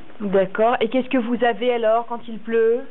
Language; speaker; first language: French; native; French